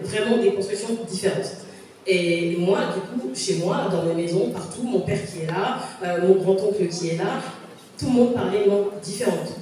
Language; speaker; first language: French; native; French